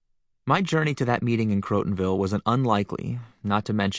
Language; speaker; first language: English; native; English